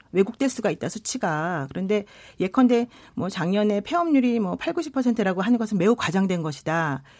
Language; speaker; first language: Korean; native; Korean